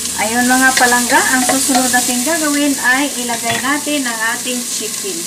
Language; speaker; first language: Filipino; non-native, local second language; Cebuano